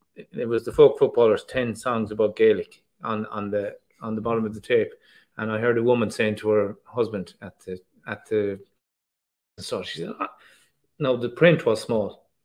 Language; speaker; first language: English; native; English